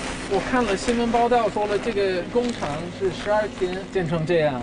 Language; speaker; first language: Chinese; non-native, fluent; English